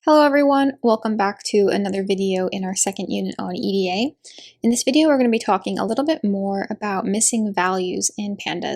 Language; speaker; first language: English; native; English